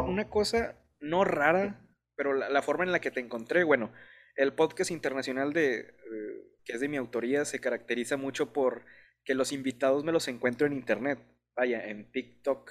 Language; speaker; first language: Spanish; native; Spanish